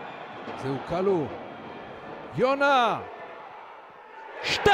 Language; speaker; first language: Hebrew; native; Hebrew